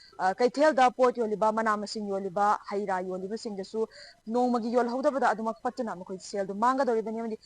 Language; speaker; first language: Manipuri; native; Manipuri